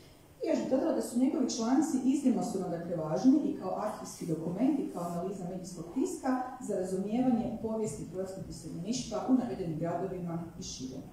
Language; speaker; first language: Croatian; native; Croatian